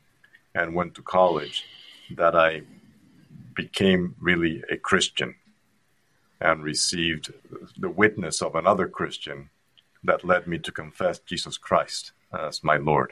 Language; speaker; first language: English; non-native, fluent; Spanish